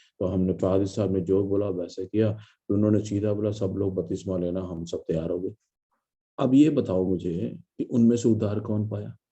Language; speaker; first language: Hindi; non-native, local second language; Malayalam